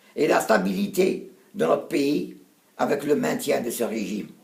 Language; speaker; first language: French; non-native, local second language; Arabic